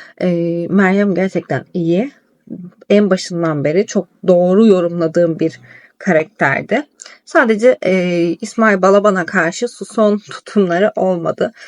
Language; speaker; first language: Turkish; native; Turkish